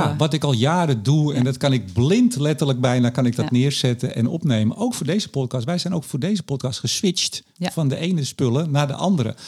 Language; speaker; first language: Dutch; native; Dutch